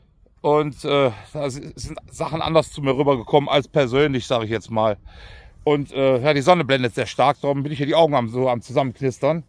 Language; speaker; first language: German; native; German